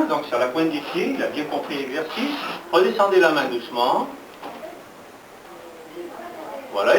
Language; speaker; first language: French; native; French